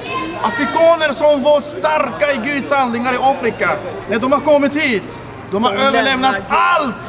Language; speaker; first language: Swedish; non-native, fluent; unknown